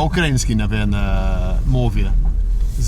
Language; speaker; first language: Russian; non-native, learner; English